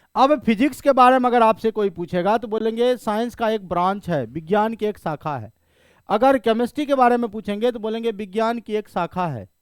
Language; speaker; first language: Hindi; native; Hindi